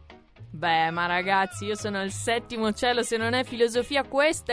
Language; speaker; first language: Italian; native; Italian